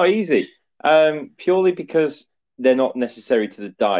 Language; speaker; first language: English; native; English